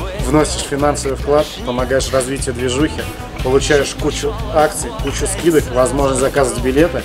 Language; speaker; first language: Russian; native; Russian